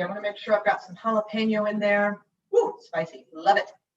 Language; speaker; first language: English; native; English